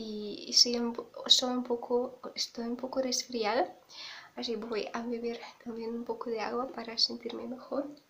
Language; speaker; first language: Spanish; non-native, fluent; Russian